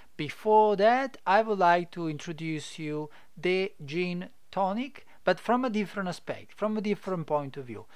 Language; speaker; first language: English; non-native, fluent; Italian